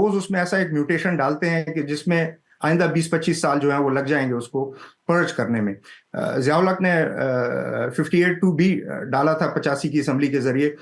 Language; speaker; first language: Urdu; non-native, local second language; Pashto